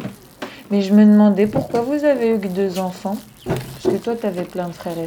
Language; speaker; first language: French; native; French